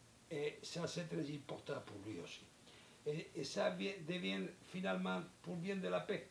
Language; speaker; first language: French; non-native, learner; Spanish